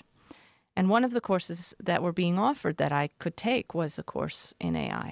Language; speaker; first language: English; native; English